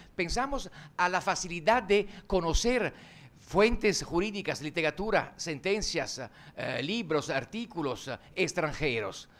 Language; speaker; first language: Spanish; non-native, fluent; Italian